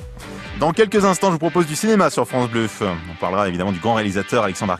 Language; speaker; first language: French; native; French